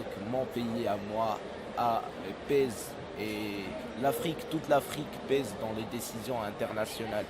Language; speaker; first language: French; non-native, local second language; Arabic